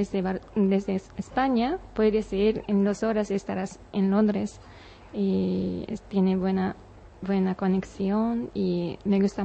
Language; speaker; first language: Spanish; non-native, learner; Japanese